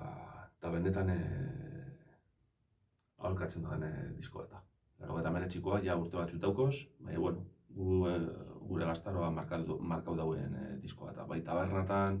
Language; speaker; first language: Basque; native; Basque